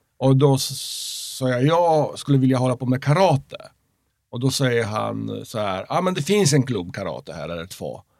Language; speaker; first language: Swedish; non-native, fluent; Polish